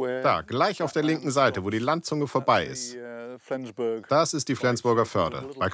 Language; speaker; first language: German; non-native, fluent; English